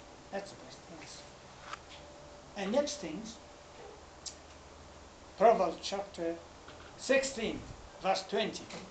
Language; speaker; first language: English; non-native, fluent; Japanese